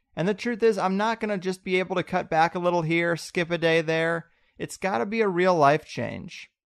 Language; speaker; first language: English; native; English